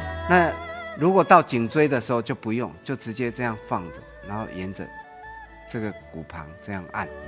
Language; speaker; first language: Chinese; native; Chinese